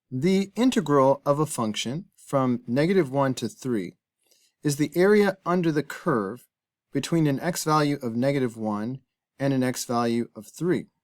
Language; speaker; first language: English; native; English